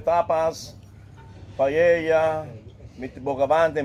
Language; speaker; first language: German; non-native, learner; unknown